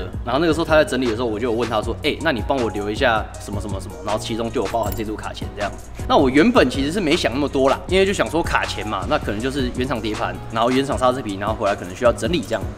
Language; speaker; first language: Chinese; native; Chinese